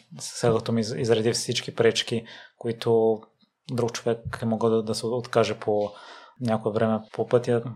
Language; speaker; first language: Bulgarian; native; Bulgarian